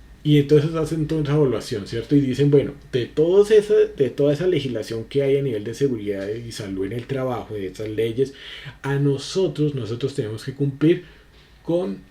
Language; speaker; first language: Spanish; native; Spanish